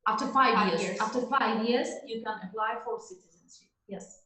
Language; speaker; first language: English; non-native, learner; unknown